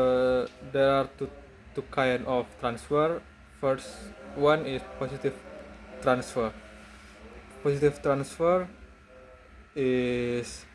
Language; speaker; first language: English; non-native, learner; Indonesian